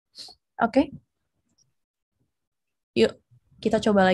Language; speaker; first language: Indonesian; native; Indonesian